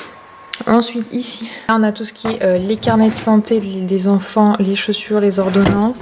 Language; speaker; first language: French; native; French